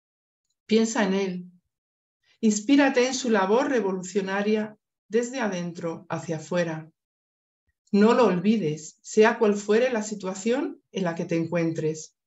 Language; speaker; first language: Spanish; native; Spanish